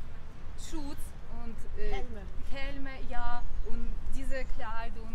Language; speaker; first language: German; non-native, learner; Ukrainian